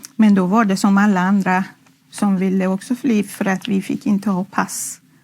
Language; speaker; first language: Swedish; non-native, fluent; Persian